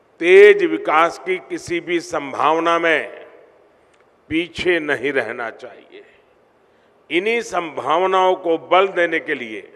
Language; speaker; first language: Hindi; non-native, local second language; Gujarati